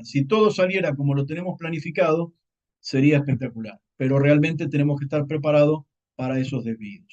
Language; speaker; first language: Spanish; native; Spanish